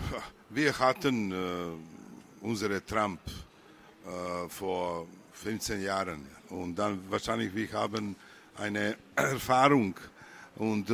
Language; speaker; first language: German; non-native, learner; Serbian